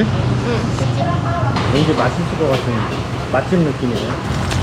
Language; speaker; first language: Korean; native; Korean